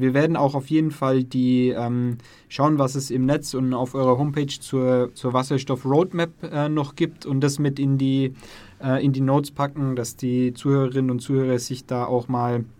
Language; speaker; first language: German; native; German